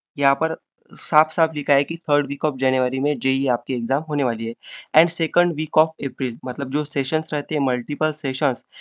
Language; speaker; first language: Hindi; non-native, local second language; Marathi